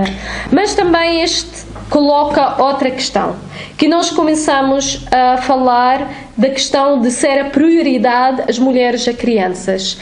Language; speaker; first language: Portuguese; non-native, fluent; Arabic